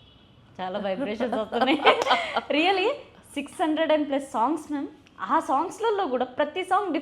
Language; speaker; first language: Telugu; native; Telugu